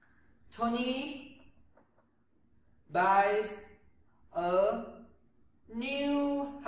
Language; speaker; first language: English; non-native, learner; Vietnamese